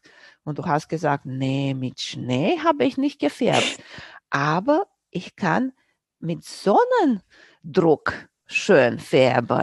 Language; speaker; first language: German; non-native, fluent; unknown